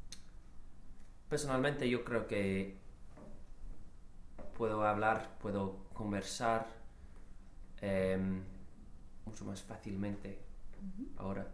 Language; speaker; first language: Spanish; non-native, fluent; English